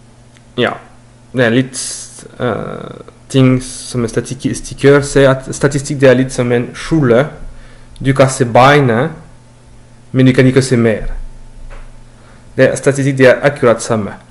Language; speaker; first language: Norwegian; non-native, learner; French